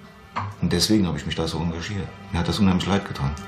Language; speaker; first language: German; native; German